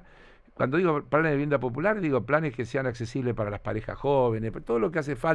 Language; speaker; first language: Spanish; native; Spanish